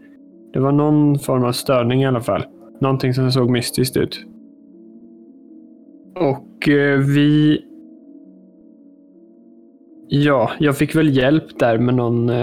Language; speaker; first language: Swedish; native; Swedish